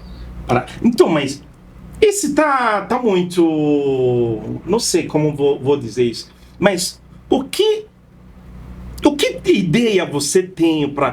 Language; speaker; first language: Portuguese; non-native, fluent; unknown